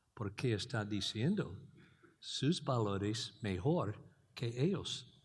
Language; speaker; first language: Spanish; non-native, learner; English